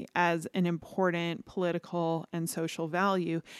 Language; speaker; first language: English; early bilingual, other home language; Filipino